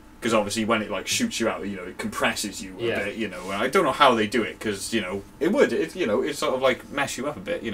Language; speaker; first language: English; native; English